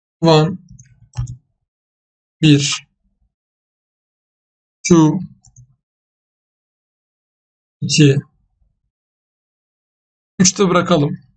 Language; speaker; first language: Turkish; native; Turkish